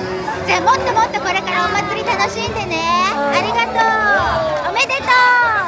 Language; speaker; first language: Japanese; native; Japanese